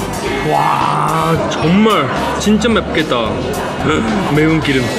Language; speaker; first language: Korean; non-native, learner; Chinese